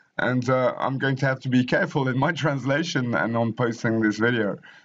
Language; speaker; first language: English; non-native, fluent; French